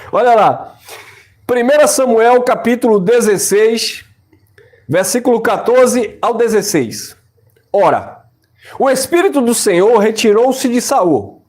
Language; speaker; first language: Portuguese; native; Portuguese